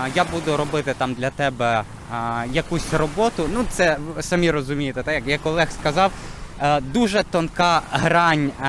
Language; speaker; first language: Ukrainian; native; Ukrainian